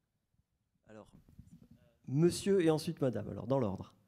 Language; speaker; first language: French; native; French